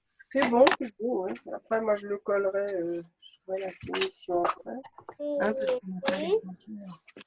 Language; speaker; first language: French; native; French